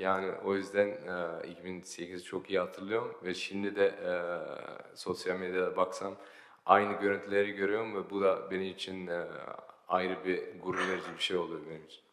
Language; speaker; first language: Turkish; early bilingual, heritage; Turkish